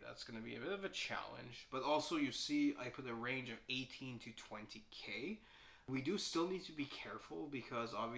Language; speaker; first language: English; native; English